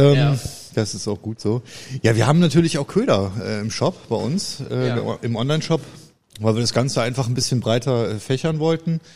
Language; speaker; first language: German; native; German